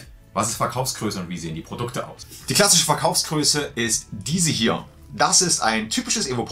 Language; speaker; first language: German; native; German